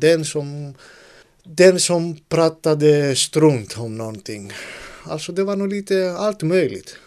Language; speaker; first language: Swedish; non-native, fluent; Greek